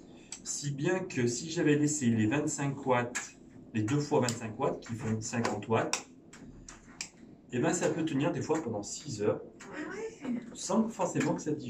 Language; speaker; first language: French; native; French